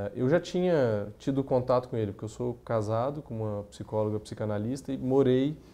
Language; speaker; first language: Portuguese; native; Portuguese